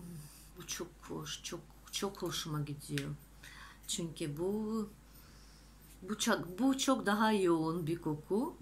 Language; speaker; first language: Turkish; non-native, fluent; Russian